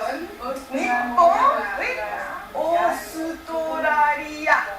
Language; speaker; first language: Japanese; early bilingual, heritage; Japanese